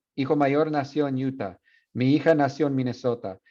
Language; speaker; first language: Spanish; non-native, fluent; English